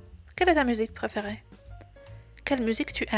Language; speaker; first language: French; non-native, fluent; Polish